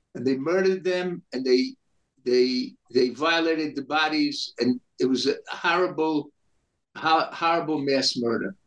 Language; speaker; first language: English; native; English